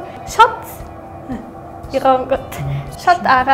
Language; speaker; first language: Korean; non-native, learner; German